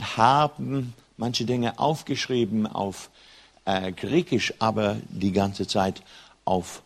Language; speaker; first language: German; non-native, fluent; English